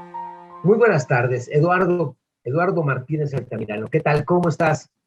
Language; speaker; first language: Spanish; native; Spanish